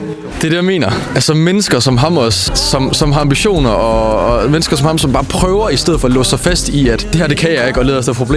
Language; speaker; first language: Danish; native; Danish